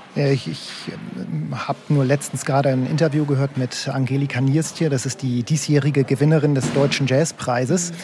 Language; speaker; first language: German; native; German